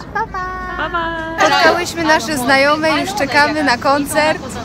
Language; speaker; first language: Polish; native; Polish